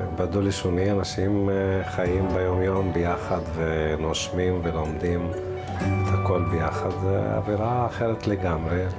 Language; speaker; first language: Hebrew; non-native, local second language; Arabic